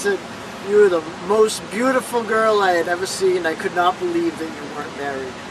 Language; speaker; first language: English; native; English